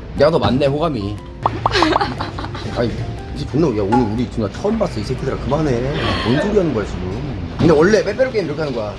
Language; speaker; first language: Korean; native; Korean